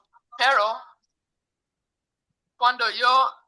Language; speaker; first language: Spanish; non-native, learner; English